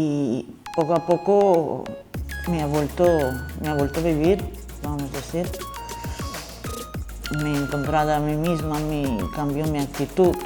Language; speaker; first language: Spanish; non-native, fluent; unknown